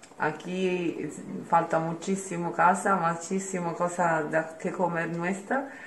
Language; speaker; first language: Spanish; non-native, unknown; Italian